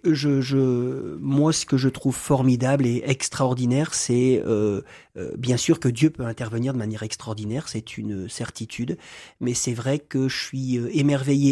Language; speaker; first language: French; native; French